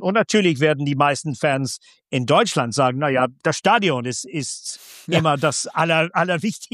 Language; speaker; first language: German; non-native, fluent; English